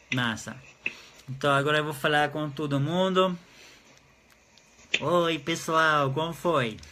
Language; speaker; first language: Portuguese; non-native, fluent; Hebrew